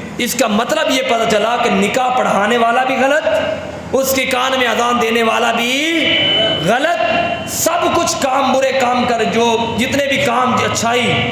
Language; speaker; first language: Urdu; non-native, local second language; Punjabi